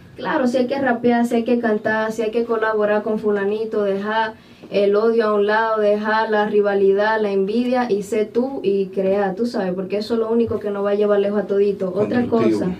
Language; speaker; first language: Spanish; native; Spanish